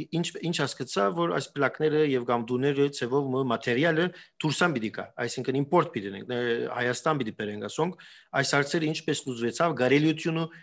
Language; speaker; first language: Armenian; early bilingual, heritage; Armenian